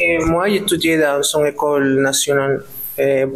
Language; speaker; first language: French; non-native, fluent; Spanish